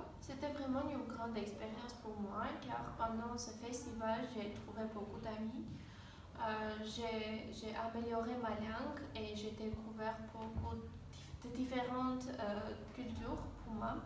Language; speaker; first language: French; non-native, fluent; Armenian